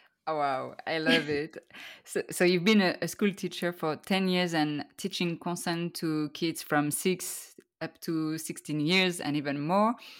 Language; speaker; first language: English; non-native, fluent; French